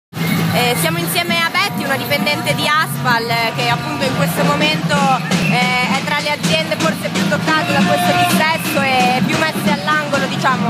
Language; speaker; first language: Italian; native; Italian